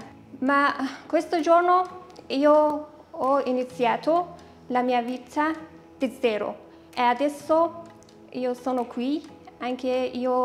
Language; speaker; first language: Italian; non-native, learner; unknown